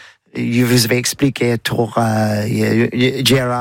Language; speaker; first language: French; non-native, learner; English